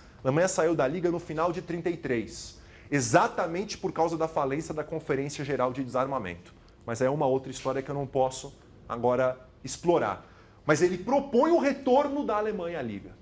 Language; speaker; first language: Portuguese; native; Portuguese